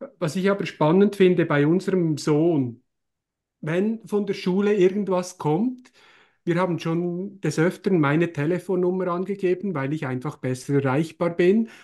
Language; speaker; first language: German; native; German